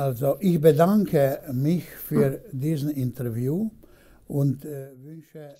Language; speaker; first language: German; non-native, learner; Slovenian